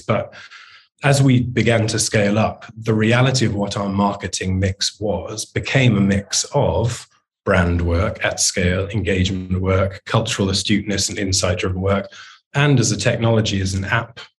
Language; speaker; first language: English; native; English